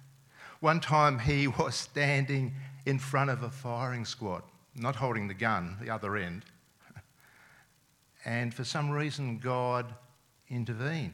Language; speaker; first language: English; non-native, local second language; Serbian